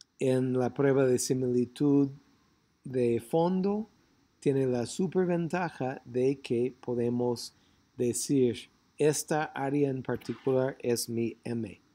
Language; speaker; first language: Spanish; non-native, fluent; English